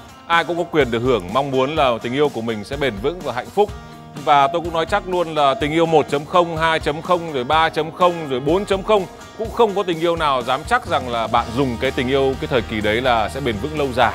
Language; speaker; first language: Vietnamese; native; Vietnamese